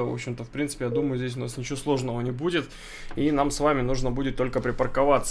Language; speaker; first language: Russian; native; Russian